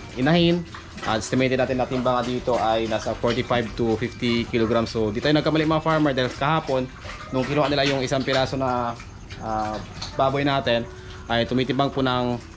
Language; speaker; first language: Filipino; non-native, local second language; Aklanon